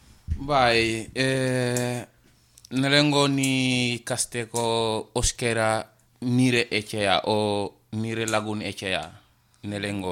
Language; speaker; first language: Basque; non-native, learner; Wolof